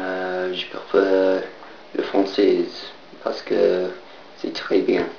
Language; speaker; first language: French; non-native, learner; English